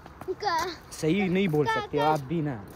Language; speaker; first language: Hindi; non-native, learner; Pashto